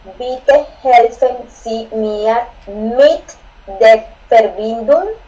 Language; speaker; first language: German; non-native, learner; Spanish